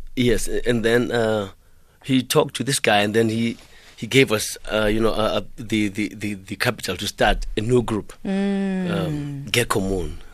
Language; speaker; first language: English; non-native, local second language; Xhosa